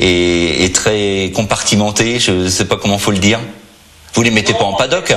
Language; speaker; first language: French; native; French